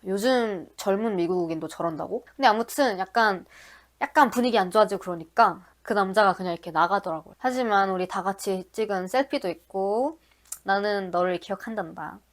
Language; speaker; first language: Korean; native; Korean